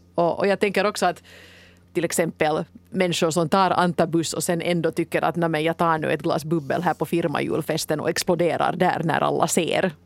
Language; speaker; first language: Swedish; native; Swedish